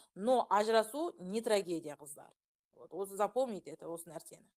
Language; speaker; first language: Russian; non-native, local second language; Kazakh